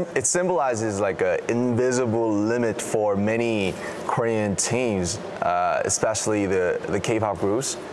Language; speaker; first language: English; non-native, fluent; Korean